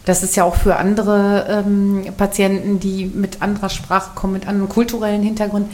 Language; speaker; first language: German; native; German